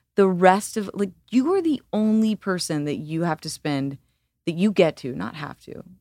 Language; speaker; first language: English; native; English